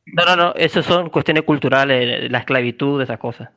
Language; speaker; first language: Spanish; native; Spanish